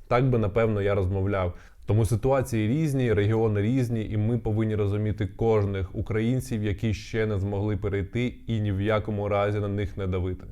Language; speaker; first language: Ukrainian; non-native, local second language; Russian